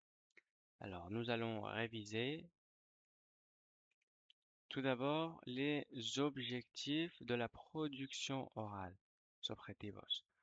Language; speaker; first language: French; non-native, fluent; Spanish